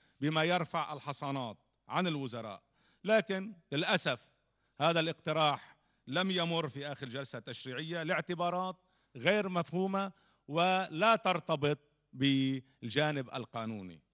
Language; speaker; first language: Arabic; native; Arabic